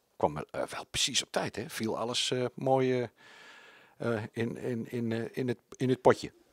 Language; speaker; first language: Dutch; native; Dutch